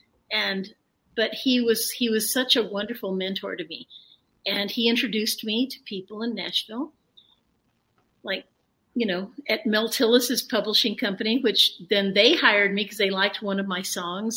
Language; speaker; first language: English; early bilingual, other home language; Spanish